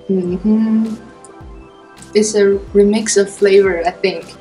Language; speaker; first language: English; non-native, fluent; Chinese